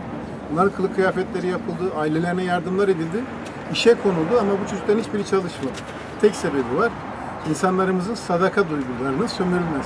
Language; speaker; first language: Turkish; native; Turkish